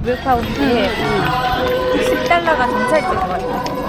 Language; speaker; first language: Korean; native; Korean